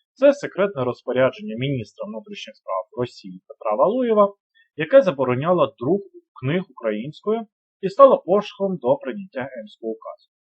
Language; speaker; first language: Ukrainian; native; Ukrainian